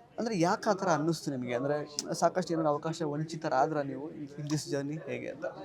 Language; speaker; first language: Kannada; native; Kannada